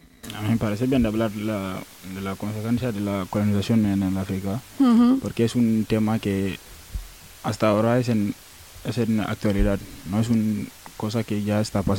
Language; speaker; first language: Spanish; non-native, learner; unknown